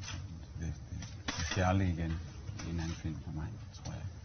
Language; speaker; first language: Danish; early bilingual, heritage; English